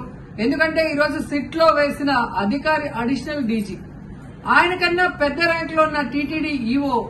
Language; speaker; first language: Telugu; native; Telugu